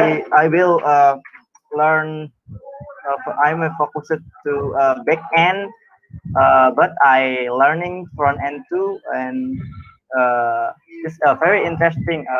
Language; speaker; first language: English; non-native, learner; Indonesian